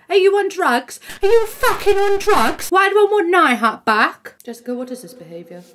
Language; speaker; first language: English; native; English